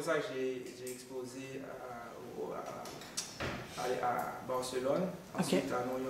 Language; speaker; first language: French; non-native, local second language; Haitian Creole